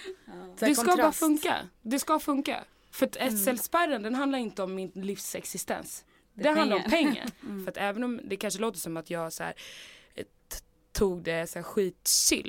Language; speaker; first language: Swedish; native; Swedish